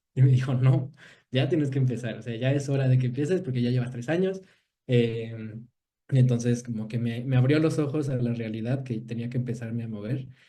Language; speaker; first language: Spanish; native; Spanish